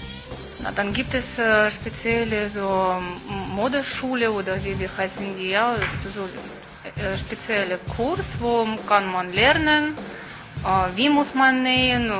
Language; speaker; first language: German; non-native, fluent; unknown